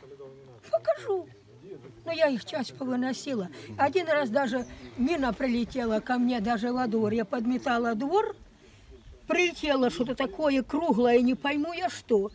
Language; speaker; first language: Russian; native; Russian